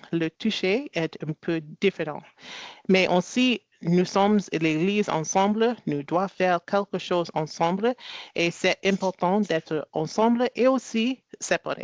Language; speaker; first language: French; non-native, learner; English